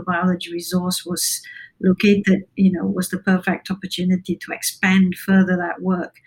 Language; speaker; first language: English; non-native, local second language; Malay